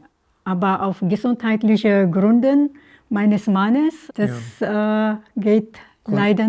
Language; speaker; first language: German; non-native, fluent; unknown